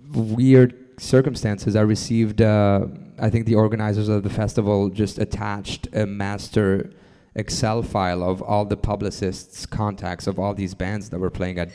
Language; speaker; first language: English; non-native, fluent; French